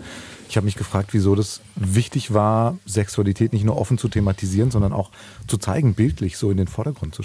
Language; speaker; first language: German; native; German